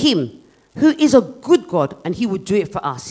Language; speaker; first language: English; native; English